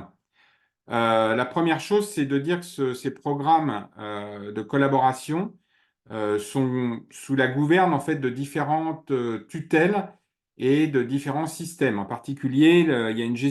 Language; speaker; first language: French; native; French